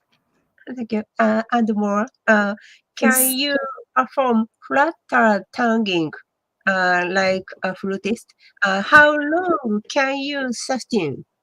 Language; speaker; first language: English; non-native, learner; Japanese